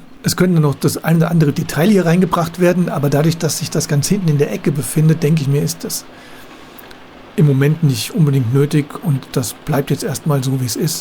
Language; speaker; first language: German; native; German